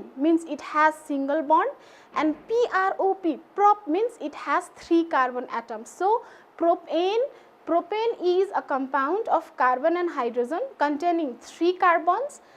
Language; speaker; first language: English; non-native, local second language; Nepali